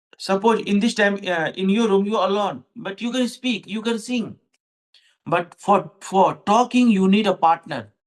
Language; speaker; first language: English; non-native, local second language; Hindi